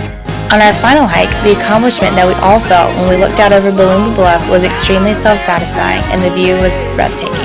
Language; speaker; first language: English; native; English